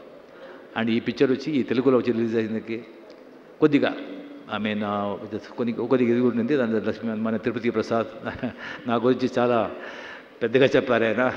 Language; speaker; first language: Telugu; non-native, local second language; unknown